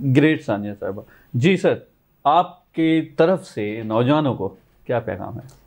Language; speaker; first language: Urdu; non-native, local second language; Sindhi